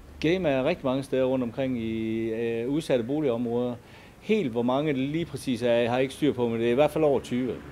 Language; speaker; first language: Danish; native; Danish